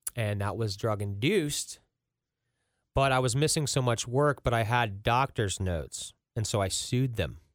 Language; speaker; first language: English; native; English